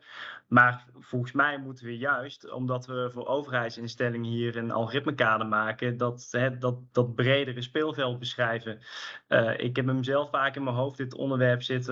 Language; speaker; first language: Dutch; native; Dutch